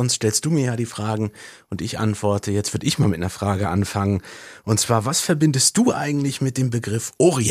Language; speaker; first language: German; native; German